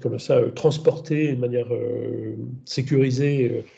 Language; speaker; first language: French; native; French